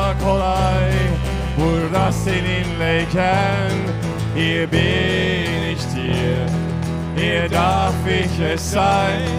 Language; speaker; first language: German; non-native, fluent; Turkish